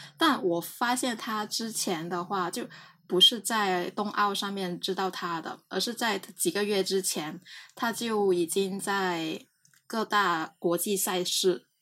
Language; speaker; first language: Chinese; non-native, local second language; Cantonese